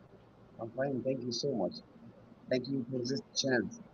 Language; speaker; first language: English; non-native, learner; Arabic